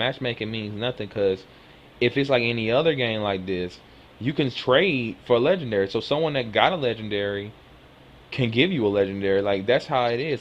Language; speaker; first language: English; native; English